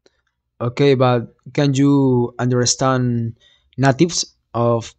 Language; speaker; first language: English; non-native, fluent; Spanish